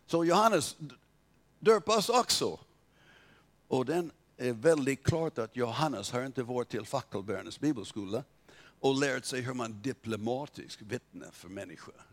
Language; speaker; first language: Swedish; non-native, fluent; English